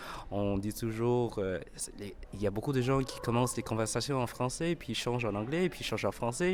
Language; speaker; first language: French; non-native, local second language; English